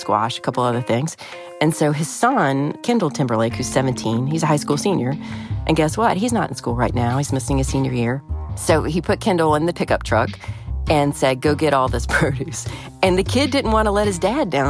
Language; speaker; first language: English; native; English